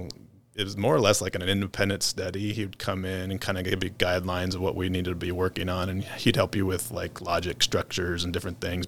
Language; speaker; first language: English; native; English